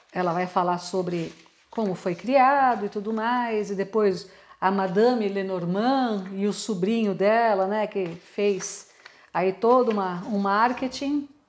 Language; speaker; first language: Portuguese; native; Portuguese